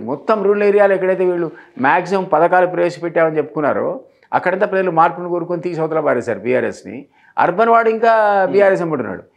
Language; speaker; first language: Telugu; native; Telugu